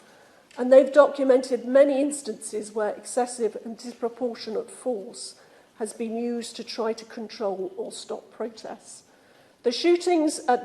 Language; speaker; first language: English; native; English